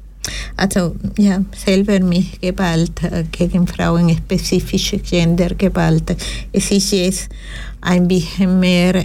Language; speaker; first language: German; non-native, fluent; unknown